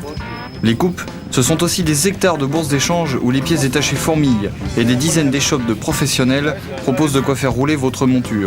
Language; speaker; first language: French; native; French